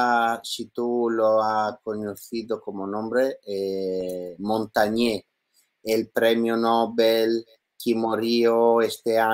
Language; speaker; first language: Spanish; non-native, learner; Italian